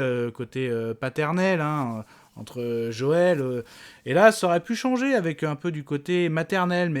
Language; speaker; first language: French; native; French